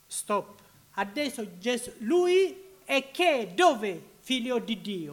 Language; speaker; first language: Italian; non-native, learner; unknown